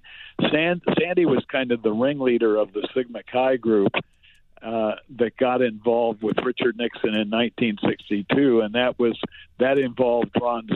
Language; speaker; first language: English; native; English